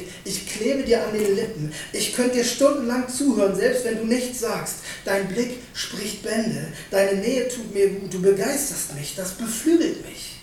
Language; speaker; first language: German; native; German